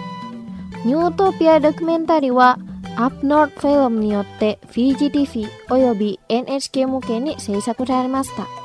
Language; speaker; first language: Japanese; non-native, fluent; Indonesian